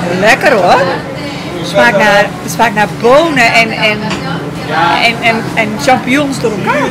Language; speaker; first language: Dutch; native; Dutch